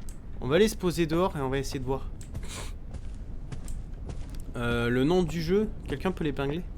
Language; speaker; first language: French; native; French